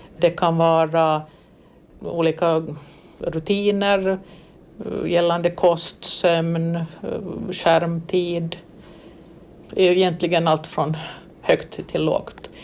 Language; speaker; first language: Swedish; native; Swedish